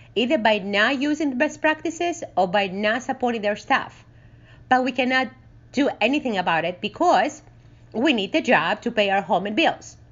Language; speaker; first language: English; non-native, fluent; Greek